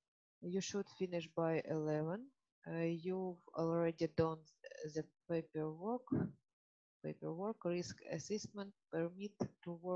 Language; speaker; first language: English; non-native, learner; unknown